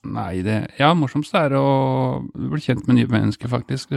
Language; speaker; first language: Norwegian; native; Norwegian